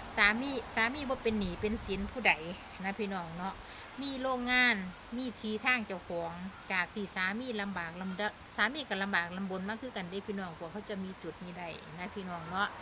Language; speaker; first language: Thai; non-native, local second language; Northeastern Thai